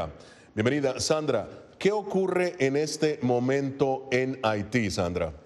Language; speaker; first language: Spanish; native; Spanish